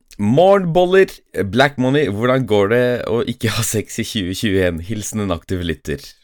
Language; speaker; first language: Norwegian; early bilingual, other home language; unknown